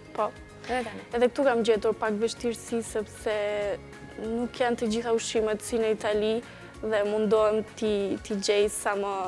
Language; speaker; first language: Albanian; early bilingual, heritage; Albanian